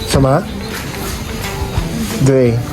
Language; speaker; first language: Chinese; non-native, learner; Filipino